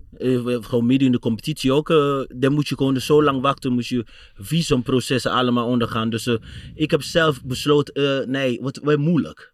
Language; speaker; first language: Dutch; non-native, fluent; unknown